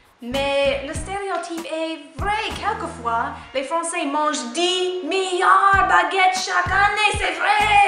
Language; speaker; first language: French; non-native, learner; English